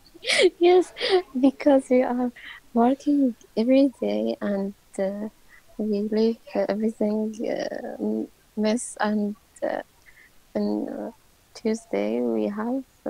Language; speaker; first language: English; non-native, learner; Arabic